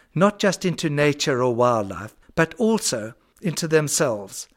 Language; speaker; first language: English; native; English